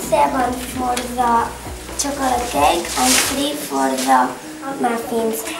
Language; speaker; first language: English; non-native, learner; Catalan